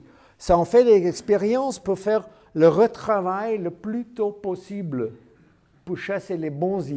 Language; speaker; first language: French; non-native, learner; English